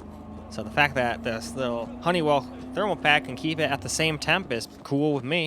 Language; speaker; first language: English; native; English